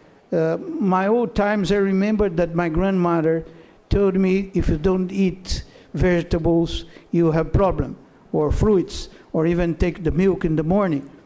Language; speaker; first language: English; non-native, fluent; Portuguese